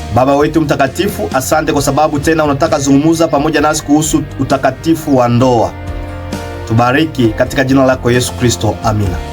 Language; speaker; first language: Swahili; native; Swahili